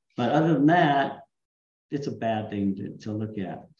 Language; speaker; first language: English; native; English